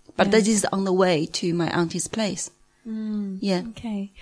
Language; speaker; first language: English; non-native, fluent; Chinese